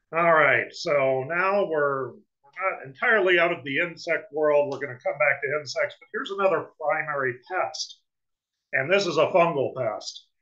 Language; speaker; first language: English; native; English